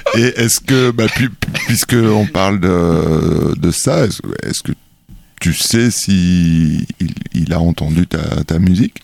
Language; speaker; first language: French; native; French